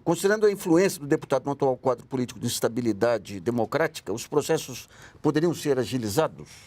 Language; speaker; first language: Portuguese; native; Portuguese